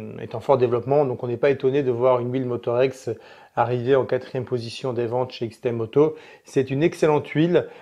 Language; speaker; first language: French; native; French